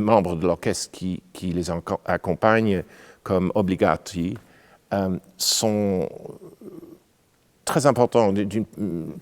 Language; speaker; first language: French; non-native, fluent; English